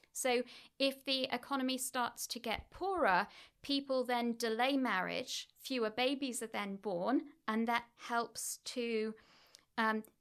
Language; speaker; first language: English; native; English